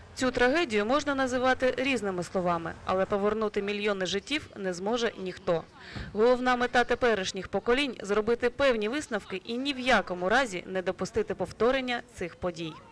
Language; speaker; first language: Ukrainian; native; Ukrainian